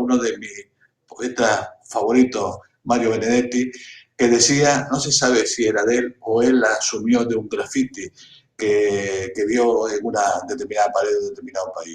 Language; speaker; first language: Spanish; native; Spanish